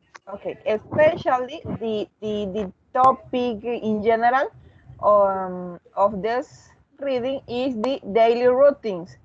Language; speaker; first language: English; non-native, learner; Spanish